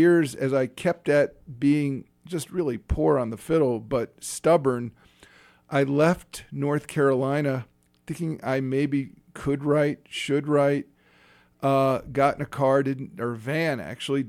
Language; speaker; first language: English; native; English